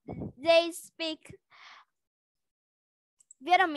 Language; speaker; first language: English; non-native, learner; Vietnamese